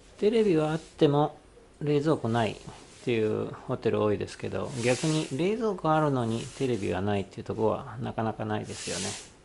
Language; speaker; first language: Japanese; native; Japanese